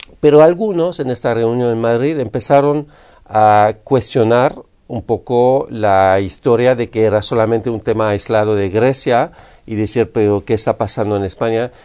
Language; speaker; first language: Spanish; non-native, fluent; French